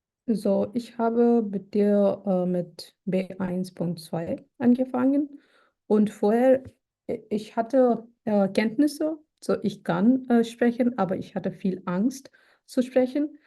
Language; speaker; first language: German; non-native, learner; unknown